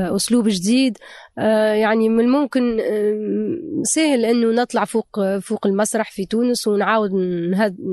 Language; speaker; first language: Arabic; native; Arabic